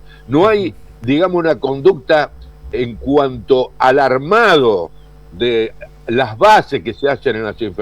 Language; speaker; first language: Spanish; native; Spanish